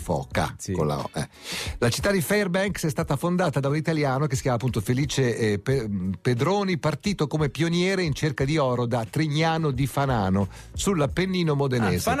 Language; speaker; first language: Italian; native; Italian